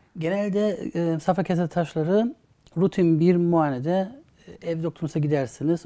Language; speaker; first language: Turkish; early bilingual, heritage; Turkish